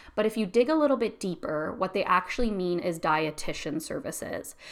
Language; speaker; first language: English; native; English